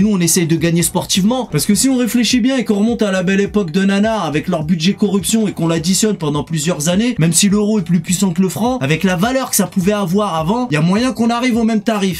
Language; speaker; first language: French; native; French